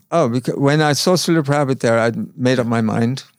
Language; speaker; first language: English; native; English